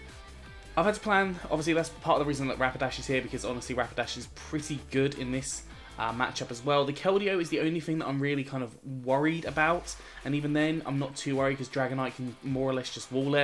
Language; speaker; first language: English; native; English